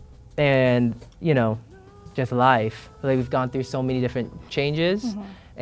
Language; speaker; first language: English; native; English